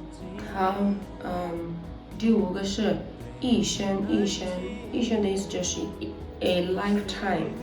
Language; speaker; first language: Chinese; non-native, learner; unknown